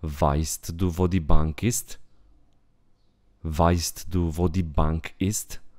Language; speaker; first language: German; non-native, fluent; Romanian